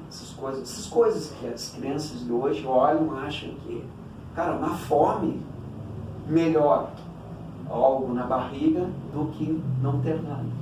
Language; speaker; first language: Portuguese; early bilingual, other home language; Cantonese